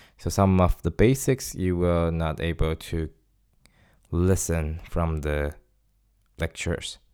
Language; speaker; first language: English; non-native, fluent; Chinese